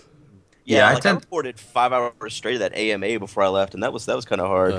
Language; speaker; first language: English; native; English